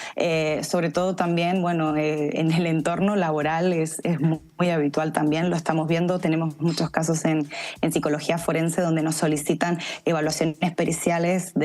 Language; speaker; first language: Spanish; native; Spanish